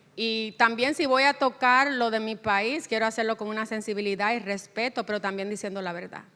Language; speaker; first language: Spanish; early bilingual, heritage; Spanish